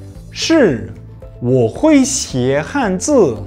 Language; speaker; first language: Chinese; non-native, fluent; Kazakh